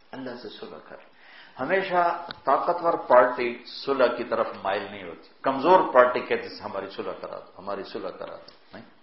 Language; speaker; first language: Urdu; non-native, local second language; Punjabi